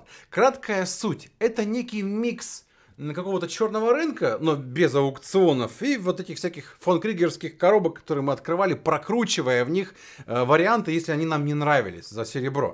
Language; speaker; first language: Russian; native; Russian